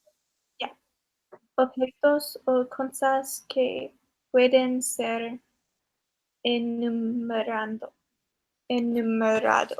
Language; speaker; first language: Spanish; non-native, learner; English